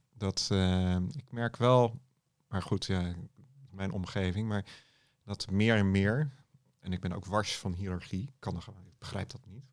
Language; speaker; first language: Dutch; native; Dutch